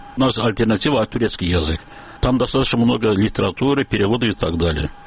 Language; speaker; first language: Russian; non-native, local second language; Azerbaijani